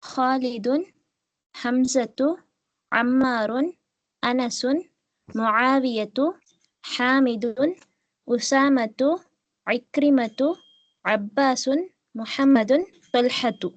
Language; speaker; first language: Arabic; non-native, learner; Tamil